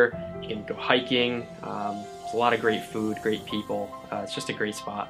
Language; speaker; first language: English; native; English